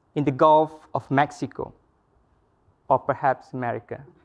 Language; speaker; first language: English; non-native, local second language; Malay